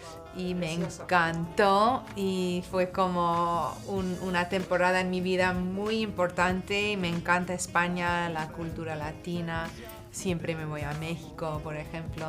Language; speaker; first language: Spanish; non-native, fluent; English